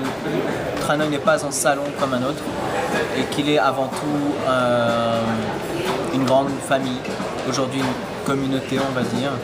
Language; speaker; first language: French; native; French